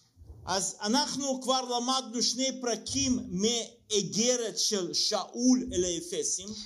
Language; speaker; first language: Hebrew; non-native, fluent; Russian